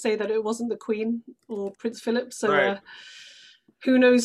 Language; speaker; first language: English; native; English